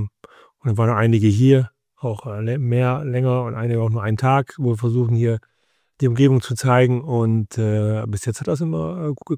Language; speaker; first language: German; native; German